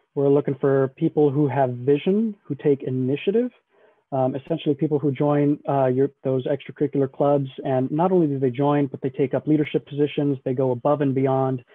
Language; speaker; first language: English; native; English